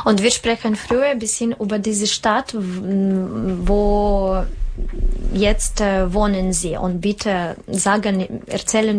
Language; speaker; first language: German; non-native, learner; Russian